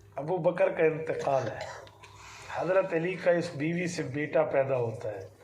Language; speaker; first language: Urdu; non-native, local second language; Saraiki